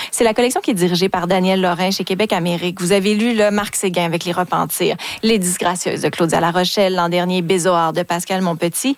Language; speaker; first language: French; native; French